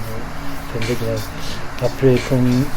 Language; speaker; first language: French; non-native, fluent; English